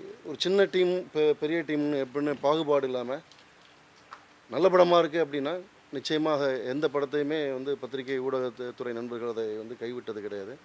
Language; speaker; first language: Tamil; native; Tamil